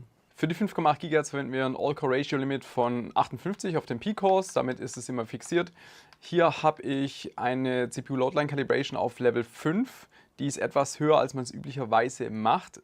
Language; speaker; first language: German; native; German